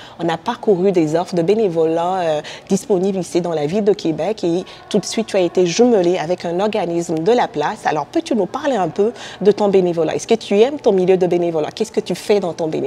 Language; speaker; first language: French; native; French